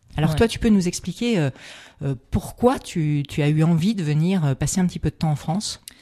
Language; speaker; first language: French; native; French